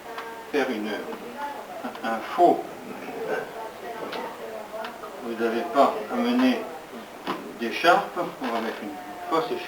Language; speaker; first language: French; native; French